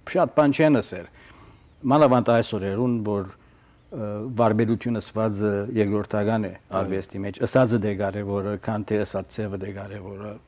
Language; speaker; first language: Armenian; early bilingual, heritage; Armenian